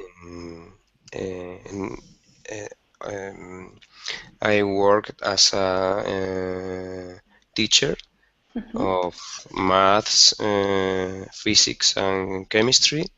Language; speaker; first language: English; non-native, learner; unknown